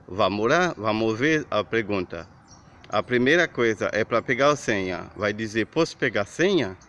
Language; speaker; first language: Portuguese; non-native, learner; Haitian Creole